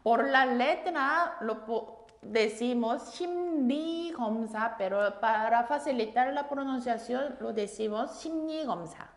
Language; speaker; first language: Spanish; non-native, fluent; Korean